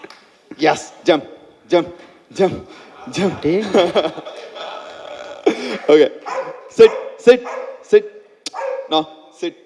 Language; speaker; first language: Tamil; non-native, fluent; Malayalam